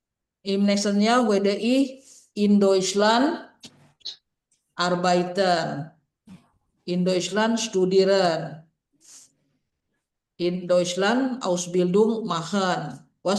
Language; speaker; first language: German; non-native, fluent; Indonesian